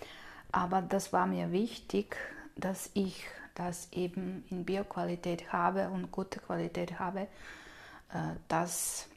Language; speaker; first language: German; non-native, fluent; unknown